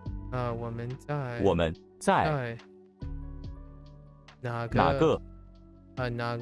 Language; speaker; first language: Chinese; non-native, learner; English